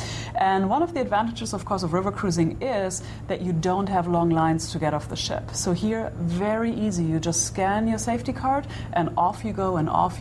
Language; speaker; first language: English; non-native, fluent; German